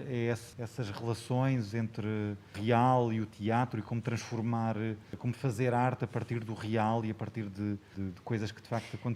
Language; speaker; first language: Portuguese; native; Portuguese